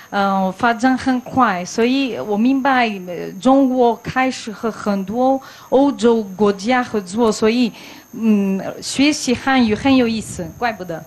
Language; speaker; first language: Chinese; non-native, learner; Greek